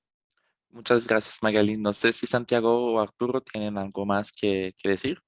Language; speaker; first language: Spanish; non-native, fluent; French